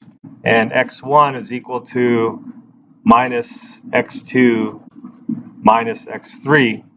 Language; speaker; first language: English; native; English